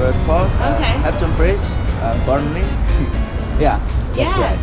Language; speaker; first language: English; non-native, learner; Korean